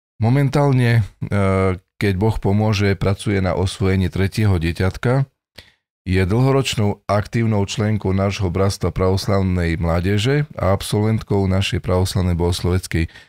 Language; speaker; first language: Slovak; native; Slovak